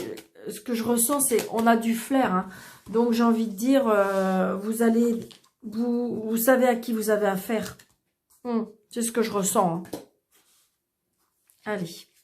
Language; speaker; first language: French; native; French